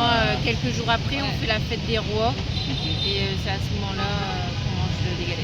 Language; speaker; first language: French; native; French